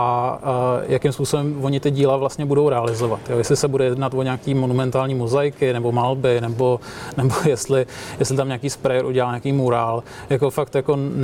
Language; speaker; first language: Czech; native; Czech